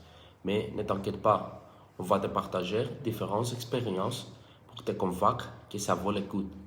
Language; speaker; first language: French; non-native, fluent; Greek